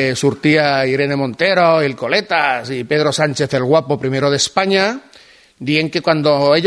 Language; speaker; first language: Spanish; non-native, local second language; Catalan